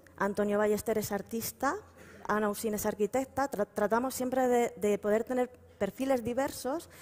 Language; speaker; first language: Spanish; native; Spanish